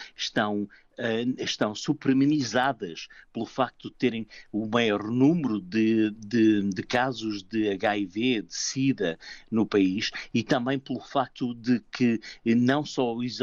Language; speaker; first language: Portuguese; native; Portuguese